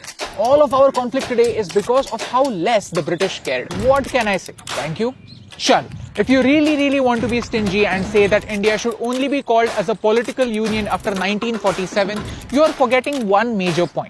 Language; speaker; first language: English; non-native, local second language; Hindi